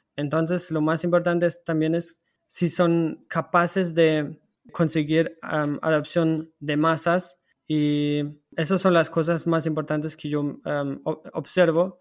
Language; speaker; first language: Spanish; non-native, fluent; German